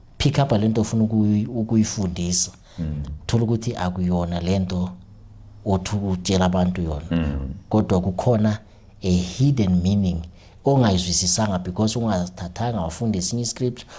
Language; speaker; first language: Zulu; native; Zulu